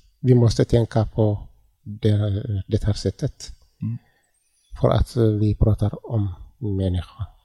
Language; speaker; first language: Swedish; non-native, learner; Tigrinya